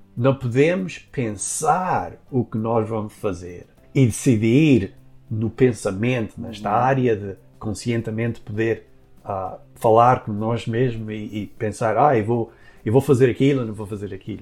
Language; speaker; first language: Portuguese; early bilingual, heritage; Portuguese